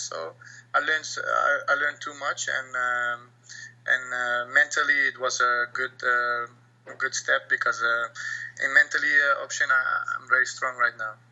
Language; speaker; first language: English; non-native, fluent; Dutch